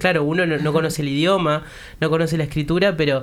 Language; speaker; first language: Spanish; native; Spanish